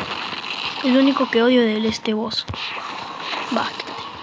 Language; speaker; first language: Spanish; native; Spanish